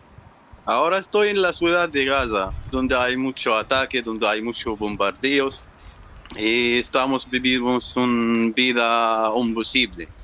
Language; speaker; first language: Spanish; non-native, learner; Arabic